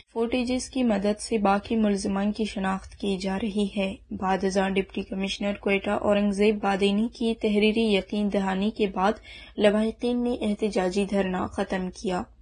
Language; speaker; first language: Urdu; non-native, local second language; Baluchi